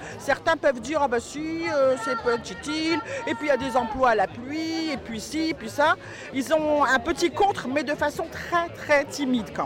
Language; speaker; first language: French; native; French